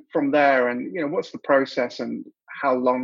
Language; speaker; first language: English; native; English